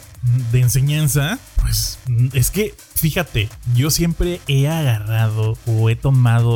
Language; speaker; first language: Spanish; native; Spanish